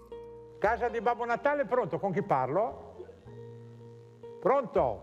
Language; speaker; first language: Italian; native; Italian